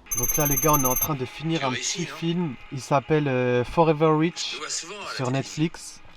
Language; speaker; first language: French; native; French